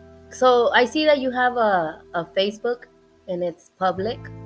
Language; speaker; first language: English; early bilingual, other home language; Spanish